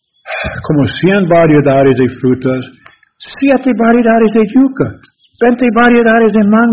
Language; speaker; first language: Spanish; non-native, learner; English